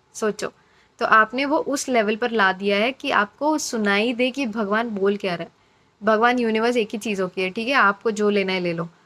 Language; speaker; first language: Hindi; non-native, local second language; Marathi